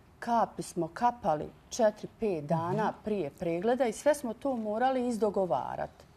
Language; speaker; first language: Bosnian; native; Bosnian